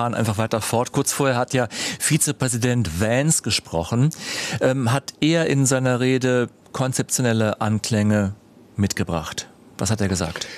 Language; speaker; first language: German; native; German